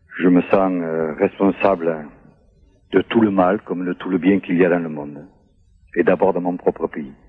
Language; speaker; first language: French; native; French